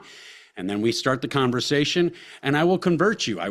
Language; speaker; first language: English; native; English